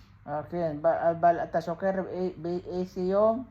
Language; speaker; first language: Hebrew; non-native, learner; Filipino